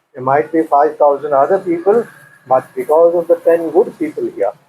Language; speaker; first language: English; non-native, local second language; Kannada